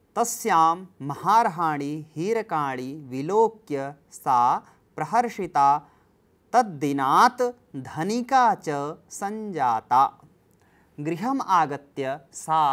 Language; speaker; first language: Hindi; native; Hindi